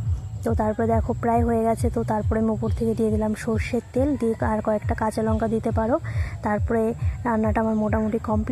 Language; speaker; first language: Bangla; native; Bangla